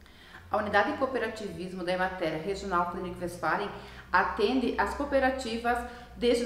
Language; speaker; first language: Portuguese; native; Portuguese